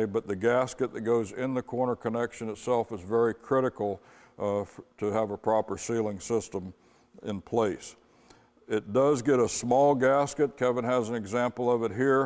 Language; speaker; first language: English; native; English